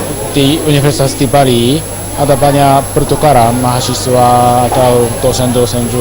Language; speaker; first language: Indonesian; non-native, fluent; Japanese